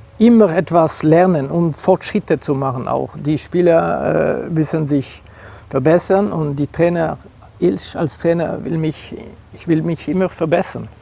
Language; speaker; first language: German; non-native, local second language; French